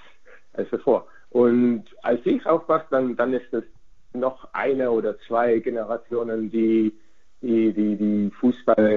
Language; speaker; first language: German; non-native, fluent; Hungarian